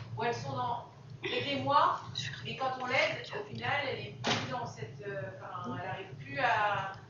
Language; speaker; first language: French; native; French